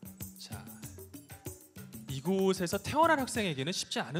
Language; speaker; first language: Korean; native; Korean